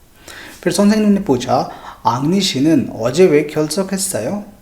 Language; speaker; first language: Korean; non-native, fluent; Hindi